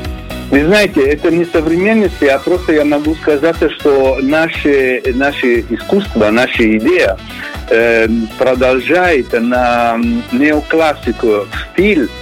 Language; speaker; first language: Russian; non-native, fluent; Italian